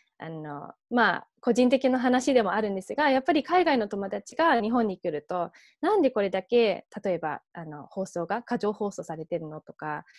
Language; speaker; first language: Japanese; early bilingual, heritage; Japanese